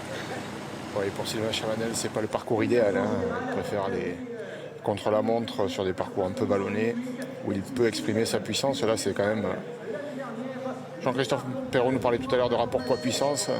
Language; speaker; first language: French; native; French